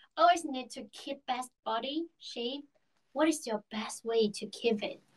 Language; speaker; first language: English; non-native, learner; Korean